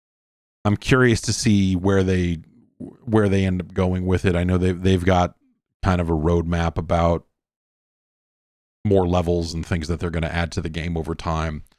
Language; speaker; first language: English; native; English